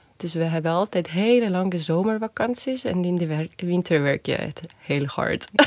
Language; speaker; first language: Dutch; non-native, fluent; Estonian